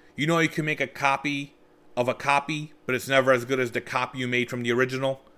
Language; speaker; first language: English; native; English